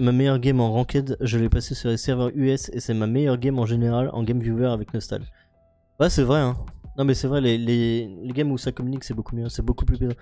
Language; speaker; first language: French; native; French